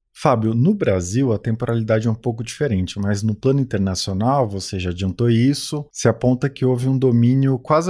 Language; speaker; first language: Portuguese; native; Portuguese